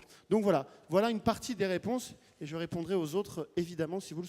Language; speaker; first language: French; native; French